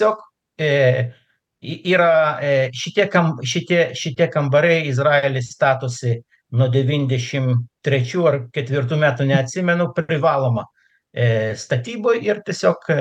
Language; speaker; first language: Lithuanian; non-native, local second language; Russian